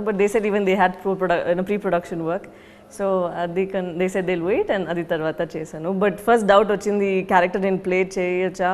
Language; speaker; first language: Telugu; non-native, learner; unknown